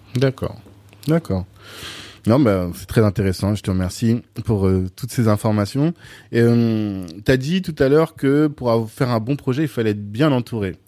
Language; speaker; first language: French; native; French